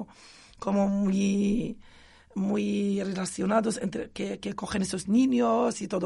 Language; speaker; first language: Spanish; non-native, local second language; Arabic